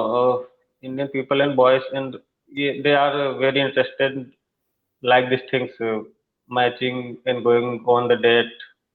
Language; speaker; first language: English; non-native, learner; Hindi